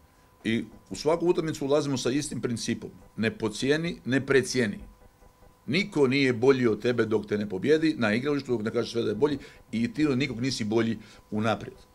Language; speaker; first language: Croatian; native; Croatian